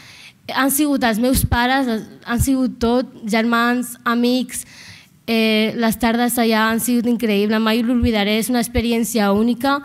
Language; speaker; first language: Catalan; non-native, local second language; Arabic